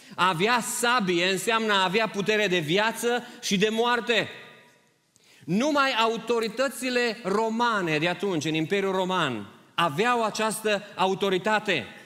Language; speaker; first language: Romanian; early bilingual, heritage; Romanian